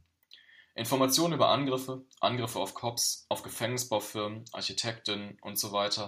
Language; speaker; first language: German; native; German